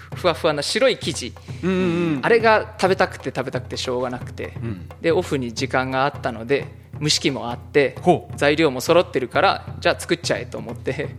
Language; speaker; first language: Japanese; early bilingual, other home language; English